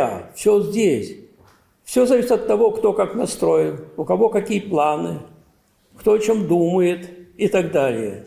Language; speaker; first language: Russian; native; Russian